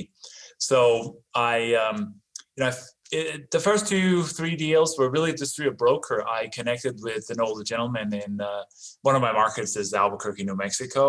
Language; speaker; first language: English; non-native, fluent; Danish